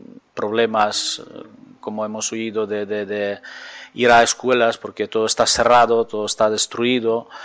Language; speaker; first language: Spanish; non-native, fluent; Ukrainian